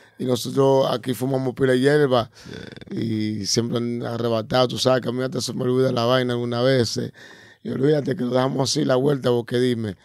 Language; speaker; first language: Spanish; early bilingual, heritage; Spanish